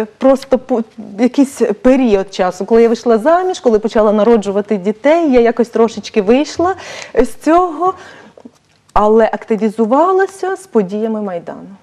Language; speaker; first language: Ukrainian; native; Ukrainian